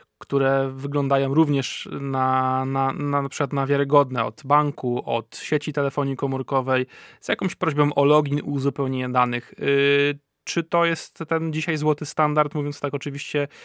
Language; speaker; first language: Polish; native; Polish